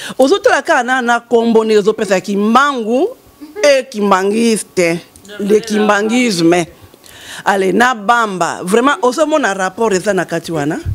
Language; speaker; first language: Lingala; non-native, local second language; Kongo